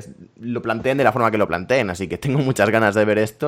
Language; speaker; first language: Spanish; native; Spanish